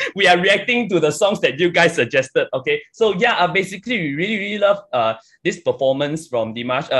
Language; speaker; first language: English; non-native, local second language; Chinese